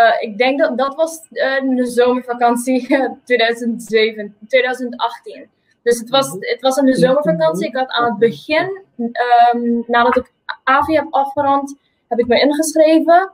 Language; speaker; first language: Dutch; non-native, local second language; Papiamento